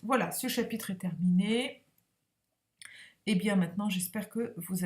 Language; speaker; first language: French; native; French